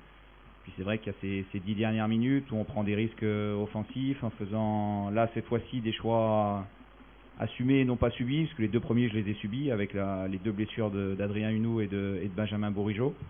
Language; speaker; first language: French; native; French